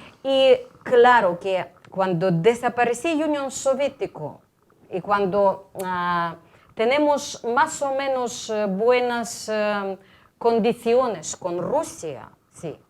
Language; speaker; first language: Spanish; non-native, fluent; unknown